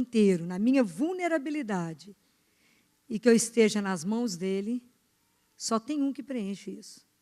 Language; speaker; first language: Portuguese; native; Portuguese